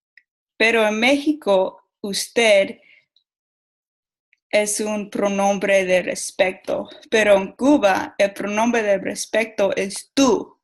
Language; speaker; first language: Spanish; non-native, learner; English